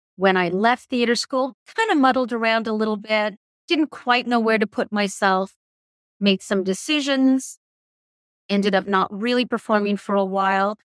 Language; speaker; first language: English; native; English